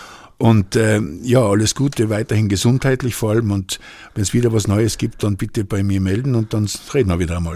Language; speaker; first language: German; native; German